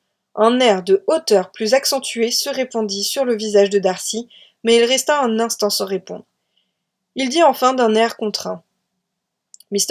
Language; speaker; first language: French; native; French